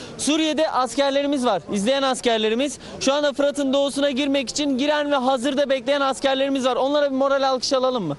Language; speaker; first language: Turkish; native; Turkish